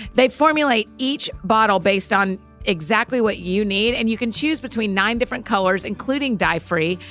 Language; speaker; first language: English; native; English